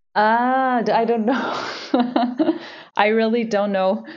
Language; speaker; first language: English; non-native, fluent; Portuguese